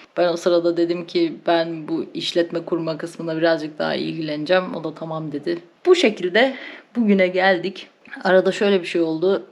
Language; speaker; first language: Turkish; native; Turkish